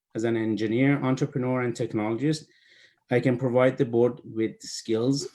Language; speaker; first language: English; non-native, fluent; Persian